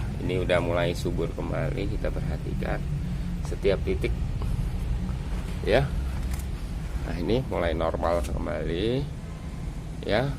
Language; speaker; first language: Indonesian; native; Indonesian